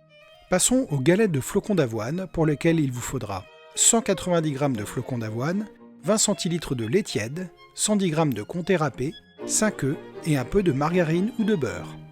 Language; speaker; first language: French; native; French